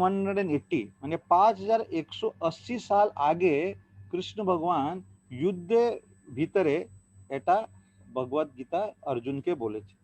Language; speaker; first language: Bangla; non-native, learner; Hindi